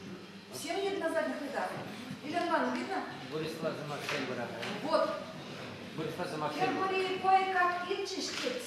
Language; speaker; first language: Russian; non-native, local second language; Chuvash